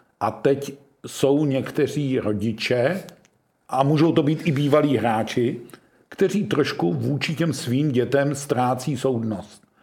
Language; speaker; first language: Czech; native; Czech